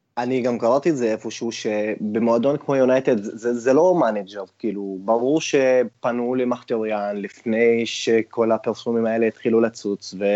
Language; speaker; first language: Hebrew; non-native, local second language; Arabic